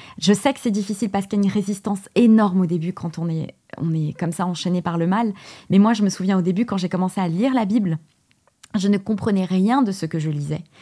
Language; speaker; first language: French; early bilingual, other home language; Portuguese